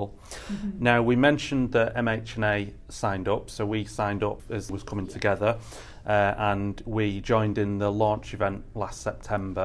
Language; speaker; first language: English; native; English